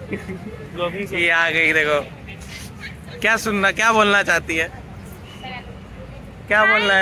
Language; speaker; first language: Hindi; native; Hindi